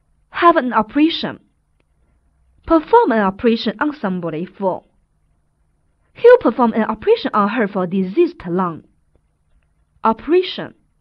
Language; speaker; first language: English; non-native, fluent; Chinese